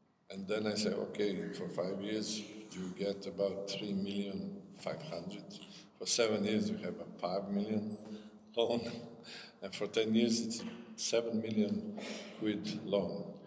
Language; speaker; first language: English; non-native, fluent; Serbian